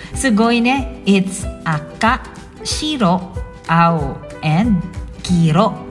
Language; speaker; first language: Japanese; non-native, fluent; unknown